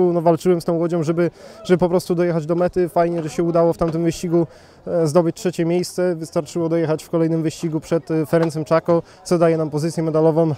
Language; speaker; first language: Polish; native; Polish